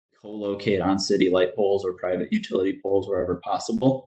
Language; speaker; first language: English; native; English